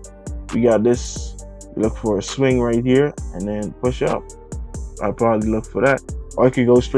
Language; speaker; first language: English; native; English